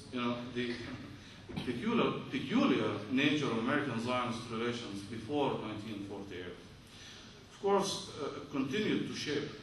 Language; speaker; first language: English; non-native, fluent; Arabic